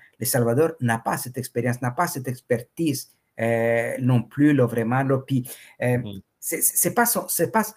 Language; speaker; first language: French; non-native, fluent; Spanish